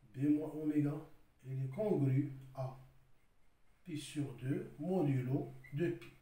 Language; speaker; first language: French; non-native, local second language; Arabic